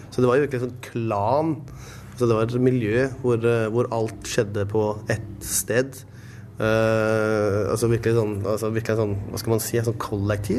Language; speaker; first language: Norwegian; native; Norwegian